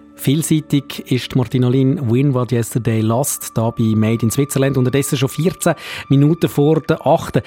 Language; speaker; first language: German; native; German